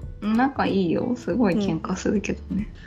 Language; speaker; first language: Japanese; native; Japanese